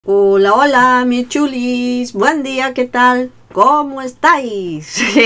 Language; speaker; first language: Spanish; native; Spanish